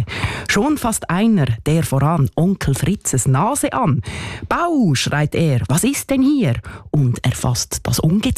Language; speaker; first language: German; native; German